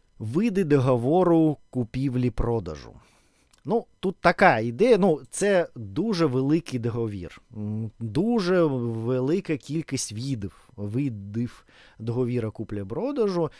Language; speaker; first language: Ukrainian; non-native, fluent; Russian